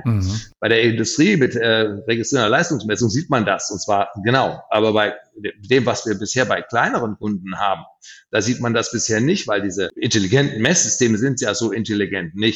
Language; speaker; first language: German; native; German